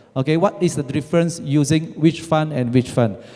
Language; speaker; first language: English; non-native, local second language; Chinese